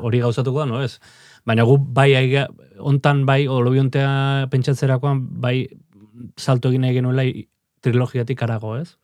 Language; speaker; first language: Basque; native; Basque